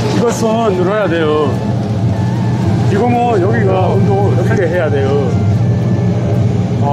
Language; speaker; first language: Korean; non-native, learner; Burmese